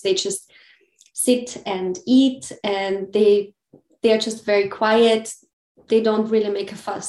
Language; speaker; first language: English; non-native, fluent; German